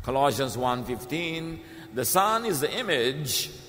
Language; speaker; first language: English; non-native, local second language; Filipino